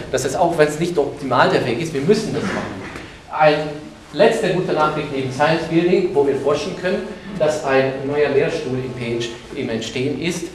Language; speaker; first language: German; non-native, fluent; Hungarian